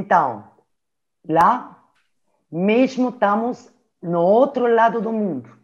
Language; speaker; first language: Portuguese; non-native, learner; French